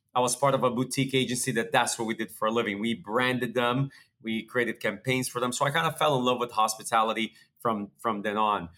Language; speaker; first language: English; early bilingual, other home language; Portuguese